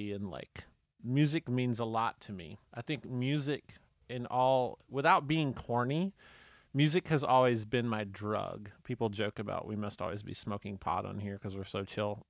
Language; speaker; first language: English; native; English